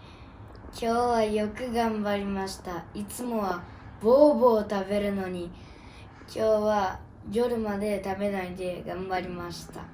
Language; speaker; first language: Japanese; early bilingual, other home language; Uyghur